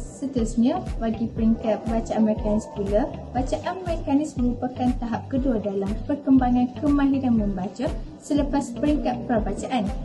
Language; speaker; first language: Malay; native; Malay